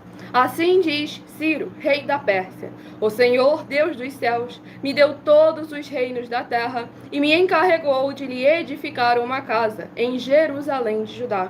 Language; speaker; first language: Portuguese; native; Portuguese